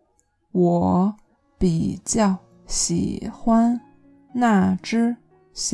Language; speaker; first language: Chinese; non-native, learner; English